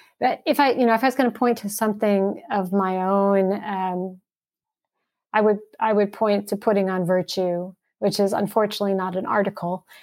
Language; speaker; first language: English; early bilingual, heritage; English